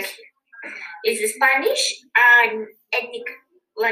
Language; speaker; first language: English; non-native, learner; Spanish